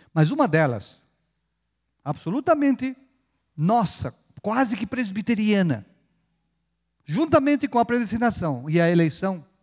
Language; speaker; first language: Portuguese; non-native, fluent; Spanish